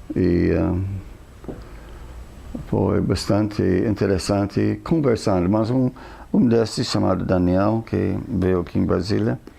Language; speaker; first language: Portuguese; non-native, fluent; English